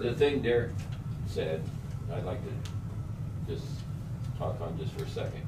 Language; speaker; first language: English; native; English